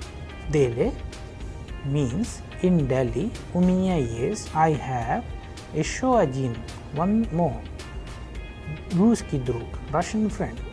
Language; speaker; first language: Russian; non-native, fluent; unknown